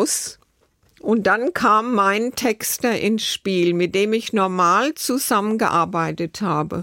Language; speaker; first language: German; native; German